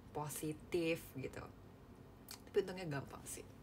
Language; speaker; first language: Indonesian; native; Indonesian